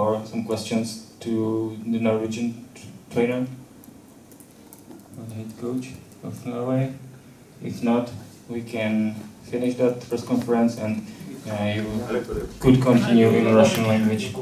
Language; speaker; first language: English; non-native, learner; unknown